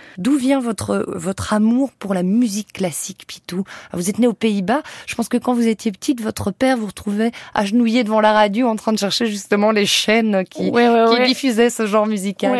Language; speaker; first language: French; native; French